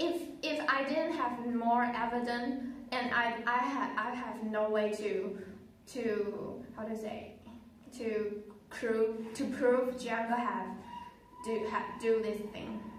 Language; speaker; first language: English; non-native, learner; Chinese